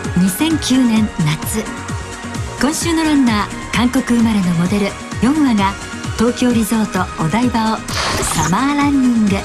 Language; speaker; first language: Japanese; native; Japanese